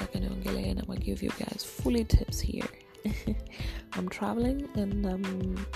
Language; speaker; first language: English; non-native, local second language; Swahili